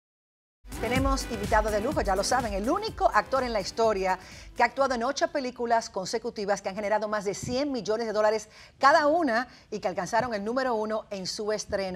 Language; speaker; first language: Spanish; native; Spanish